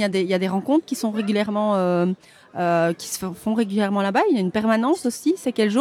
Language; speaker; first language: French; native; French